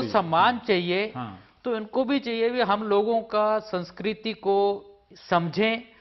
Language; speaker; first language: Hindi; native; Hindi